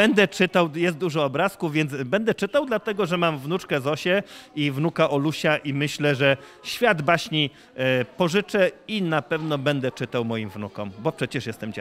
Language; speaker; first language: Polish; native; Polish